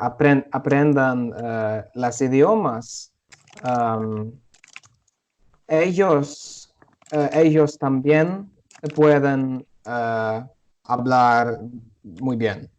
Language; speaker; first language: Spanish; non-native, learner; German